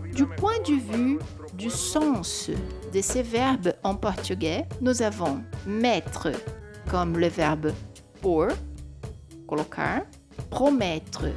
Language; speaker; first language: French; non-native, fluent; Portuguese